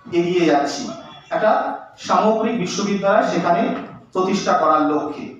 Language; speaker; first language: Bangla; native; Bangla